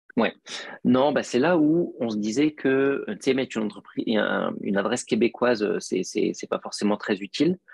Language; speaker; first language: French; native; French